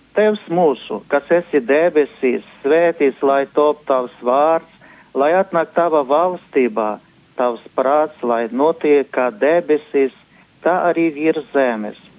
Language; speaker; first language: Latvian; non-native, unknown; Ukrainian